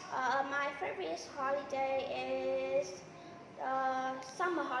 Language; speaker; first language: English; non-native, learner; Vietnamese